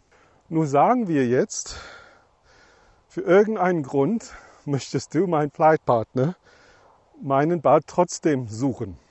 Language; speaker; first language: German; non-native, fluent; English